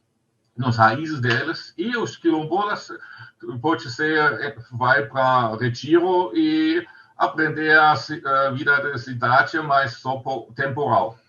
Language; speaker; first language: Portuguese; non-native, learner; German